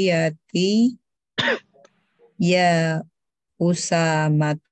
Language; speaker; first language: Arabic; non-native, learner; Indonesian